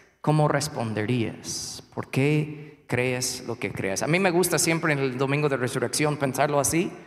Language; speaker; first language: Spanish; non-native, fluent; English